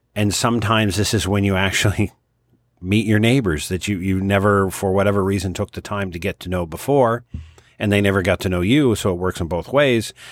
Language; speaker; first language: English; native; English